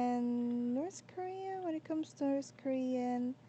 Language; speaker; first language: English; non-native, learner; Korean